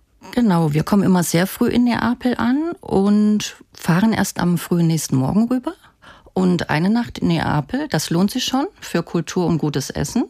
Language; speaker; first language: German; native; German